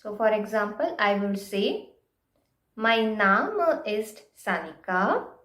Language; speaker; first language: German; non-native, fluent; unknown